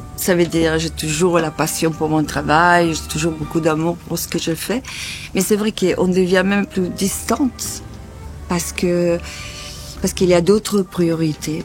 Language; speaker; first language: French; non-native, fluent; Italian